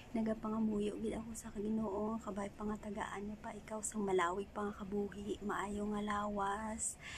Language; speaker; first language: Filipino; non-native, local second language; Hiligaynon